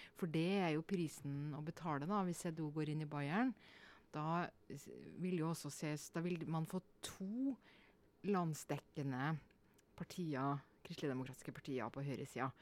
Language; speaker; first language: Norwegian; native; Norwegian